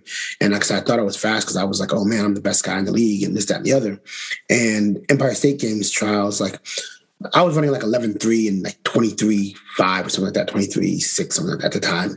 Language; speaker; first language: English; native; English